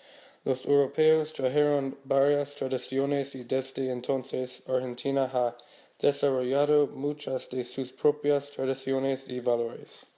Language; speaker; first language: Spanish; non-native, learner; English